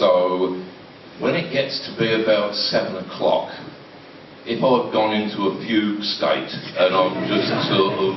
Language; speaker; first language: English; native; English